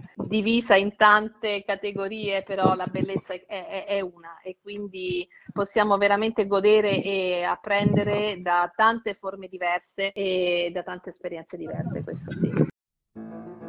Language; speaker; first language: Italian; native; Italian